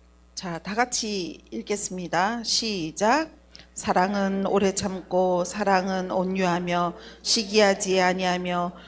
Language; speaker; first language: Korean; native; Korean